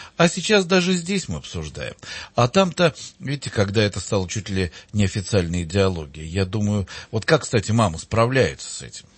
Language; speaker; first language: Russian; native; Russian